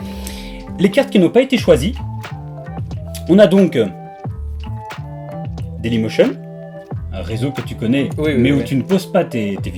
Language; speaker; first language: French; native; French